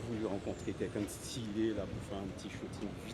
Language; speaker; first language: French; native; French